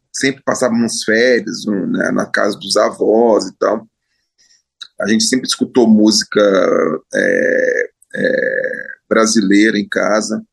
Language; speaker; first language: Portuguese; native; Portuguese